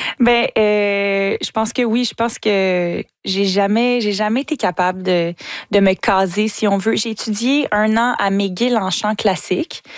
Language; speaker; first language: French; native; French